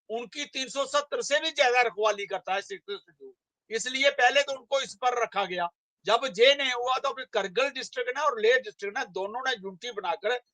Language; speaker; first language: Hindi; non-native, local second language; Dogri